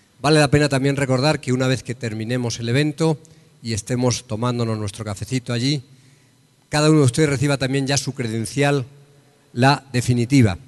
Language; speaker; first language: Spanish; native; Spanish